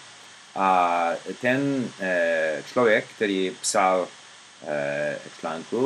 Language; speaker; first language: Czech; non-native, learner; English